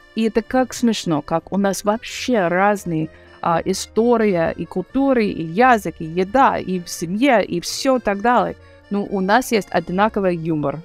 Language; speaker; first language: Russian; non-native, learner; English